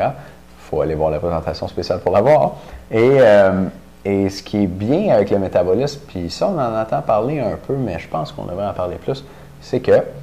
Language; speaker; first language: French; native; French